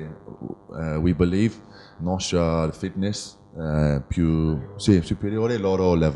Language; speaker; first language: Italian; non-native, learner; English